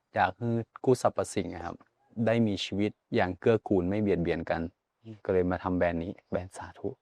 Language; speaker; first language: Thai; native; Thai